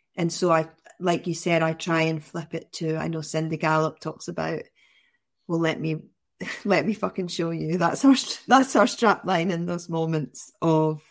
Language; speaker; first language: English; native; English